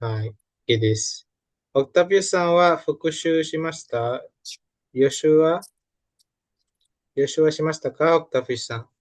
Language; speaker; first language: Japanese; non-native, fluent; Indonesian